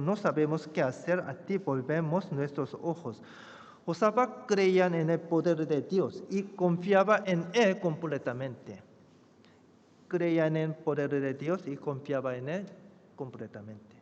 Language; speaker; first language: Spanish; non-native, fluent; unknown